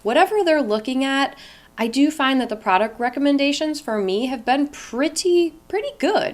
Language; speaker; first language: English; native; English